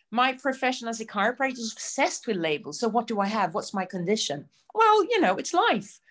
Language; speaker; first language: English; non-native, fluent; Swedish